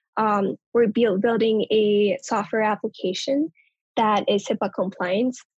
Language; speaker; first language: English; non-native, local second language; Nepali